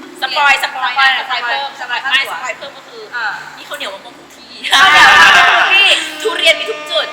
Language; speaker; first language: Thai; native; Thai